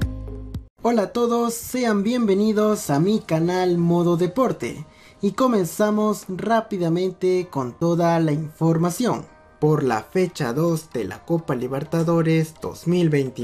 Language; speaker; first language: Spanish; native; Spanish